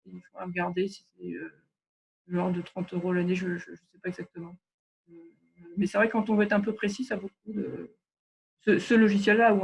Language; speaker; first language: French; native; French